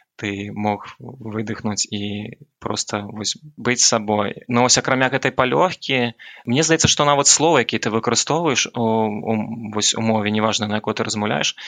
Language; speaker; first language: Belarusian; non-native, local second language; Russian